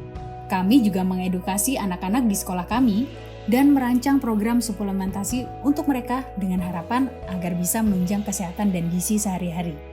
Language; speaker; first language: Indonesian; native; Indonesian